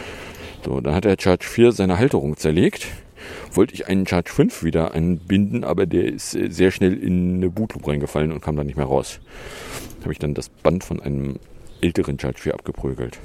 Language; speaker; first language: German; native; German